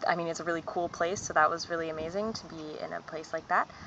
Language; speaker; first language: English; native; English